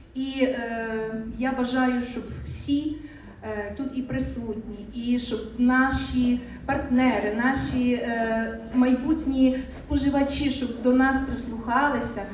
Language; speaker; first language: Ukrainian; native; Ukrainian